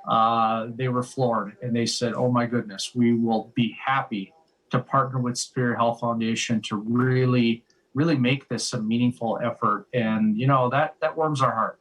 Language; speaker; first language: English; native; English